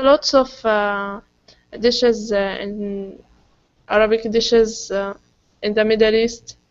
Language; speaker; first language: English; non-native, learner; Arabic